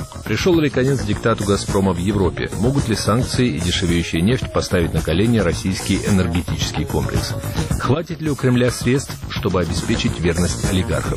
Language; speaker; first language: Russian; native; Russian